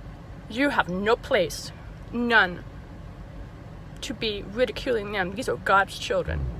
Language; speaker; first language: English; native; English